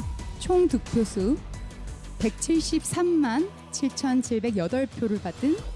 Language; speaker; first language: Korean; native; Korean